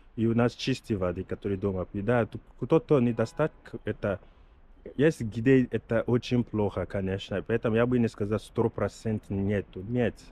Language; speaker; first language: Russian; non-native, learner; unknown